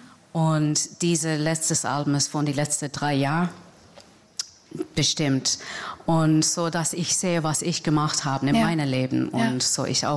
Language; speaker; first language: German; non-native, learner; English